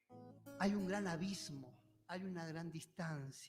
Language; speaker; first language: Spanish; native; Spanish